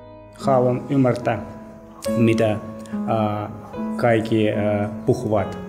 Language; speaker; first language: Finnish; non-native, learner; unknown